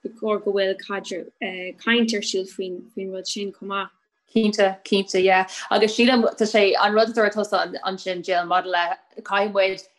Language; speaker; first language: Irish; native; Irish